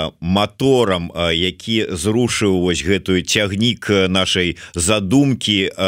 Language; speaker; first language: Belarusian; native; Belarusian